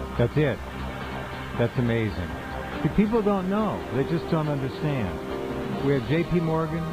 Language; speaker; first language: English; native; English